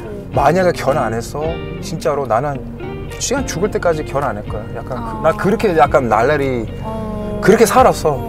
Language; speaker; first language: Korean; non-native, learner; English